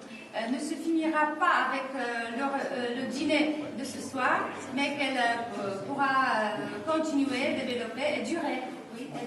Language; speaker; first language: French; non-native, fluent; Polish